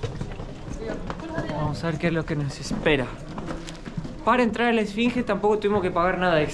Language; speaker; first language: Spanish; native; Spanish